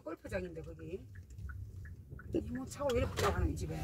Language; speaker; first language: Korean; native; Korean